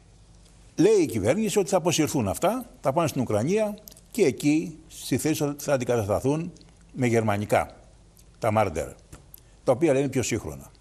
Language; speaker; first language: Greek; native; Greek